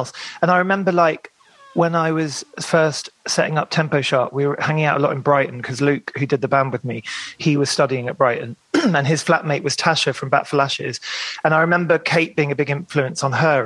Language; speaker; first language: English; native; English